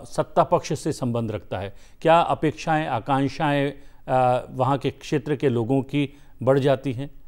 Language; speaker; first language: Hindi; native; Hindi